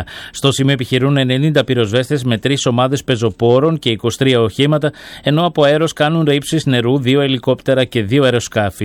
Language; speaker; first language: Greek; native; Greek